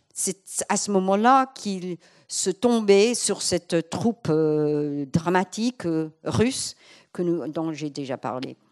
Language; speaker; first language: French; non-native, fluent; English